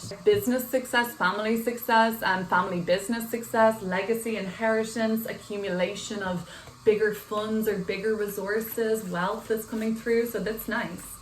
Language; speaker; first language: English; native; English